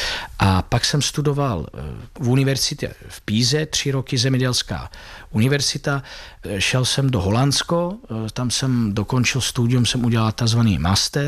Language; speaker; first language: Czech; non-native, fluent; Italian